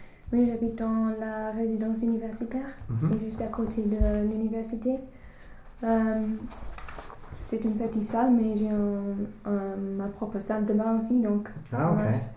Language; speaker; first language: French; non-native, learner; English